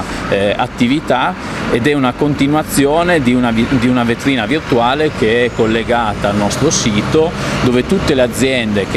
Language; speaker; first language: Italian; native; Italian